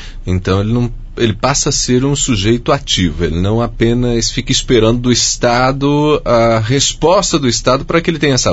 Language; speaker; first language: Portuguese; native; Portuguese